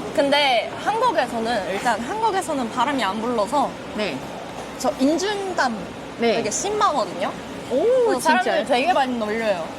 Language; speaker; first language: Korean; non-native, fluent; Portuguese